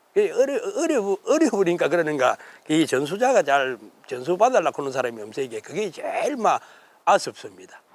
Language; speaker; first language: Korean; native; Korean